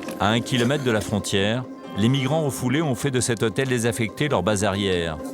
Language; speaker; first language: French; native; French